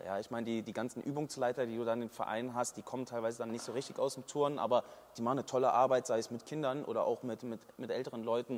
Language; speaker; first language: German; native; German